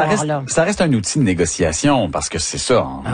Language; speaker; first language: French; native; French